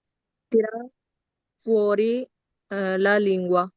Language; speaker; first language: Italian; non-native, learner; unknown